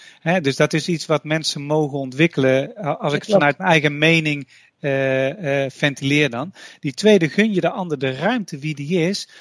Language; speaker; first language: Dutch; native; Dutch